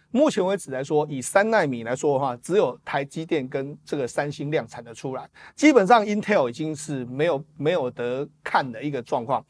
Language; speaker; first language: Chinese; native; Chinese